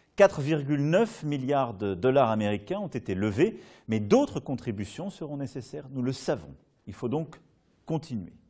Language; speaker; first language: French; native; French